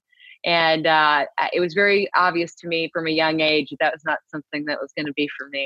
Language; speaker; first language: English; native; English